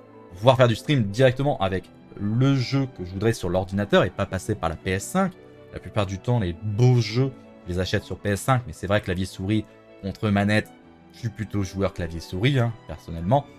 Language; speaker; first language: French; native; French